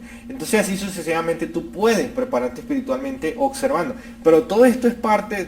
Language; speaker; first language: Spanish; native; Spanish